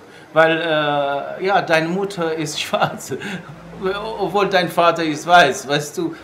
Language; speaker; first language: German; non-native, fluent; Kabuverdianu